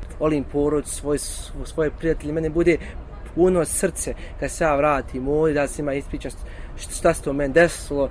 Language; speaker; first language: Bosnian; native; Bosnian